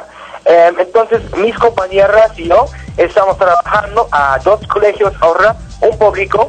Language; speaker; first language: Spanish; non-native, learner; English